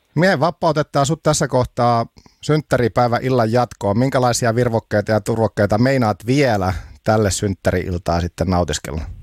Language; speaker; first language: Finnish; native; Finnish